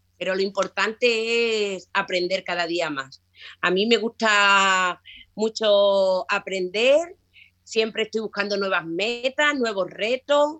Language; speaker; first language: Spanish; native; Spanish